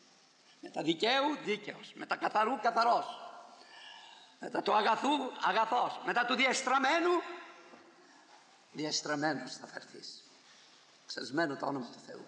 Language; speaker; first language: Greek; native; Greek